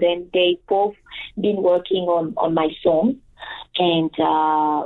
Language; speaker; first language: English; non-native, fluent; French